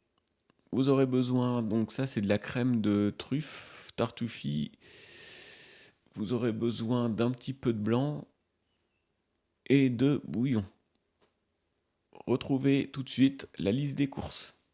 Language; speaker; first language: French; native; French